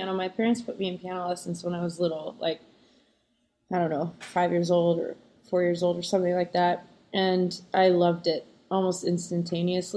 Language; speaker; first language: English; native; English